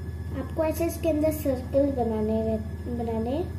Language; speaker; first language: Hindi; native; Hindi